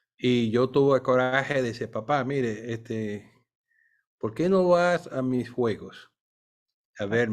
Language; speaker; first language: Spanish; non-native, fluent; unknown